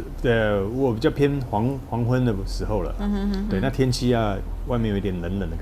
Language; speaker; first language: Chinese; native; Chinese